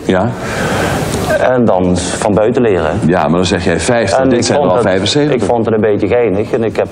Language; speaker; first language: Dutch; native; Dutch